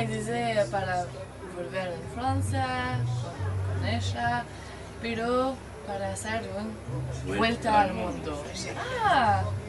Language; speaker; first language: Spanish; non-native, learner; French